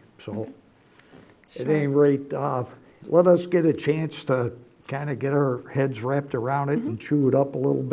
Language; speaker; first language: English; native; English